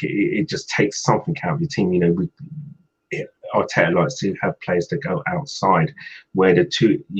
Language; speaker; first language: English; native; English